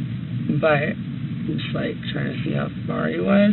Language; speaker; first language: English; native; English